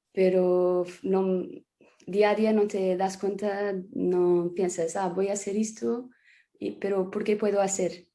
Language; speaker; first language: Spanish; non-native, fluent; Portuguese